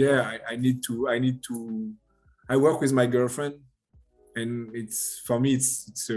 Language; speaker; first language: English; non-native, learner; French